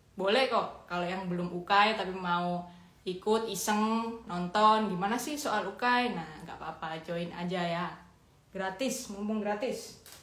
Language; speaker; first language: Indonesian; native; Indonesian